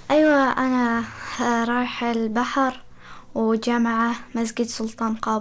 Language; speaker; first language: Arabic; non-native, learner; Persian